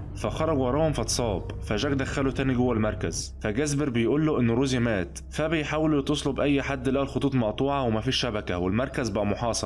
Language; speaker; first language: Arabic; native; Arabic